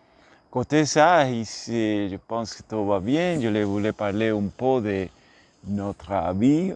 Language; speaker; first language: French; non-native, learner; English